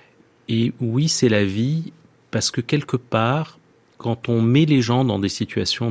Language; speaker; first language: French; non-native, local second language; Arabic